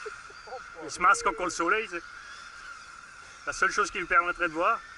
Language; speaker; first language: French; native; French